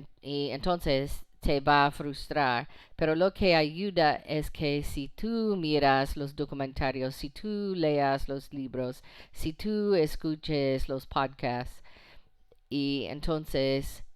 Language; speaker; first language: Spanish; non-native, fluent; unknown